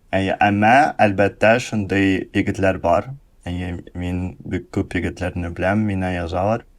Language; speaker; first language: Tatar; early bilingual, heritage; Russian